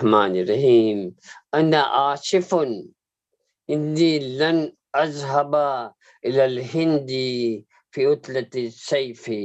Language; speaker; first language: Arabic; non-native, learner; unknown